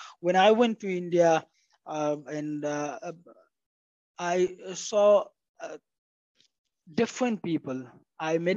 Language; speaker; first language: English; non-native, fluent; Pashto